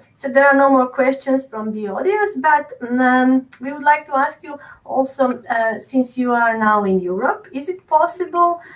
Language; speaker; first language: English; non-native, fluent; Croatian